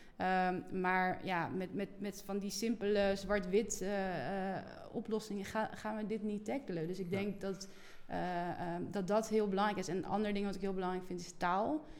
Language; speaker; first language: Dutch; native; Dutch